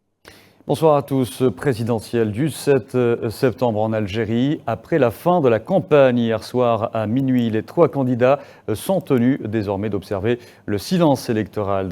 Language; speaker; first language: French; non-native, local second language; Arabic